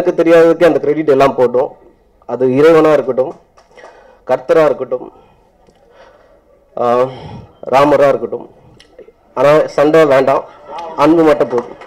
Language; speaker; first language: Tamil; native; Tamil